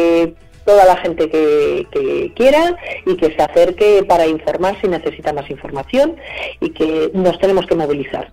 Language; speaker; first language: Spanish; native; Spanish